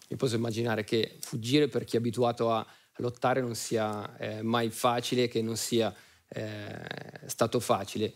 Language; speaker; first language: Italian; native; Italian